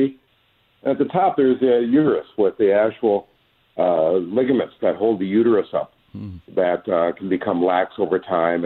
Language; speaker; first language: English; native; English